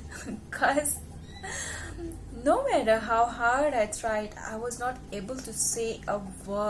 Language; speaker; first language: English; non-native, local second language; Hindi